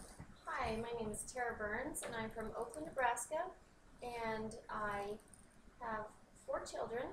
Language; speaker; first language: English; native; English